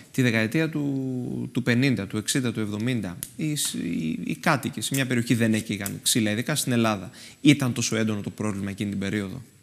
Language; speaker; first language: Greek; native; Greek